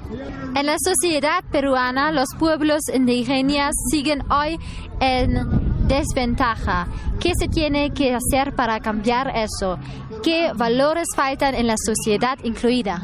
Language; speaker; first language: Spanish; non-native, learner; German